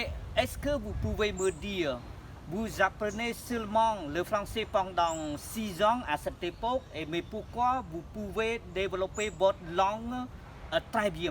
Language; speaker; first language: French; non-native, fluent; Khmer